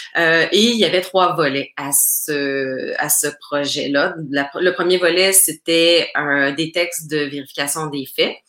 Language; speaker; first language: French; native; French